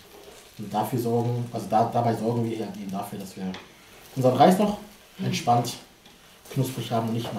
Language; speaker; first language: German; early bilingual, other home language; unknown